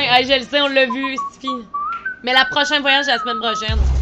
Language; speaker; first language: French; native; French